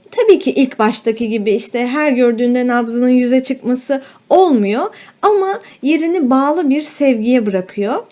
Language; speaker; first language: Turkish; native; Turkish